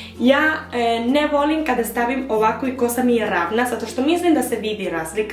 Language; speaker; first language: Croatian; early bilingual, heritage; Spanish